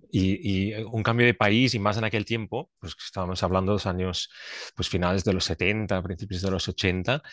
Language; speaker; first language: Spanish; non-native, fluent; Swiss German